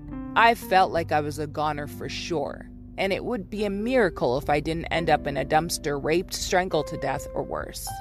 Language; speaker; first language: English; native; English